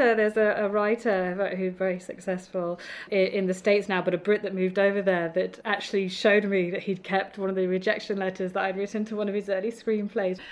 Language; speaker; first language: English; native; English